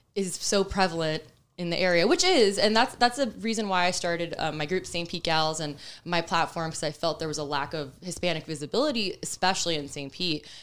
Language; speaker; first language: English; native; English